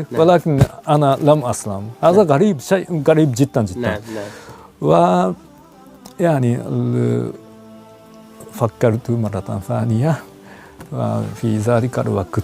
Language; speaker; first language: Arabic; non-native, learner; Japanese